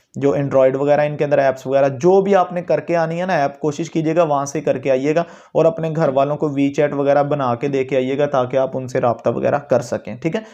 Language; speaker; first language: Urdu; non-native, local second language; Punjabi